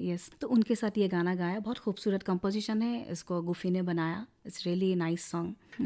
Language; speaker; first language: Hindi; non-native, local second language; Assamese